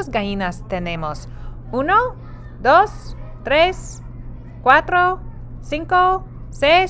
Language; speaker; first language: Spanish; non-native, fluent; English